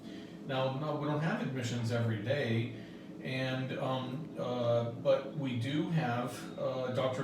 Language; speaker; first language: English; native; English